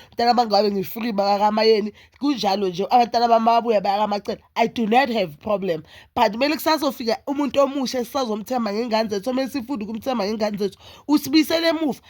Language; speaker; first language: Zulu; native; Zulu